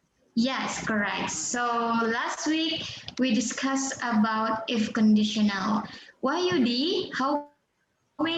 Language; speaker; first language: English; non-native, fluent; Indonesian